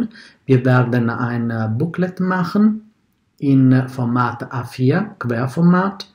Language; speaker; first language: German; non-native, fluent; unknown